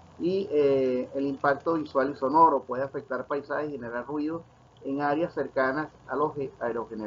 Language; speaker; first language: Spanish; native; Spanish